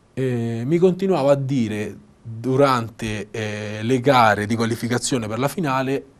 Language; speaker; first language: Italian; native; Italian